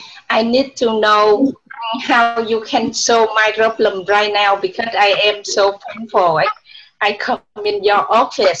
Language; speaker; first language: English; non-native, learner; Vietnamese